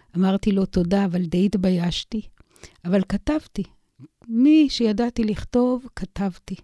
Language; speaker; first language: Hebrew; native; Hebrew